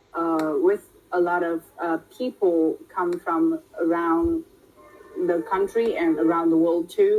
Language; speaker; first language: English; non-native, fluent; Vietnamese